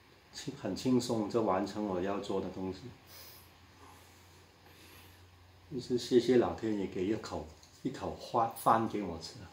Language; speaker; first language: Chinese; non-native, local second language; Cantonese